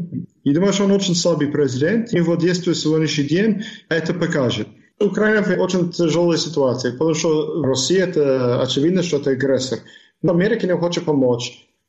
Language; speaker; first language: Russian; non-native, fluent; English